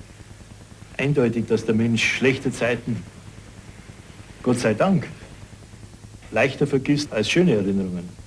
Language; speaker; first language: German; native; German